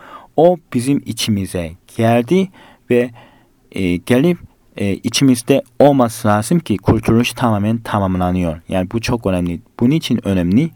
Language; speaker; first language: Turkish; non-native, fluent; Korean